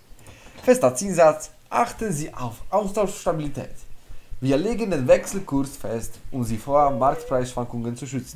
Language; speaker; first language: German; non-native, fluent; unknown